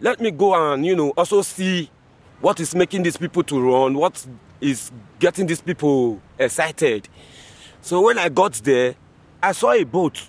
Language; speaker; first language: English; non-native, local second language; Bini